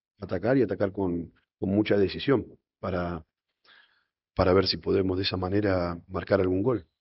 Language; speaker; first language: Spanish; native; Spanish